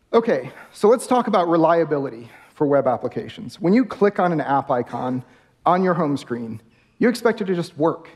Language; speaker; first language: English; native; English